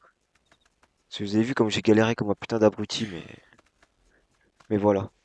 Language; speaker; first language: French; native; French